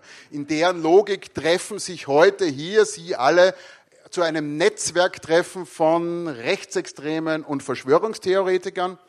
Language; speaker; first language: German; native; German